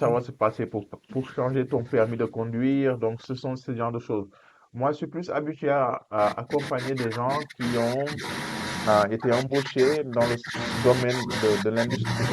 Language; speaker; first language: French; non-native, fluent; Portuguese